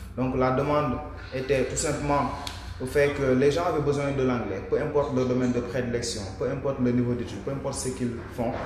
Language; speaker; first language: French; non-native, local second language; Wolof